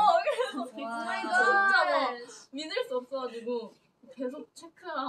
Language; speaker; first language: Korean; early bilingual, heritage; Korean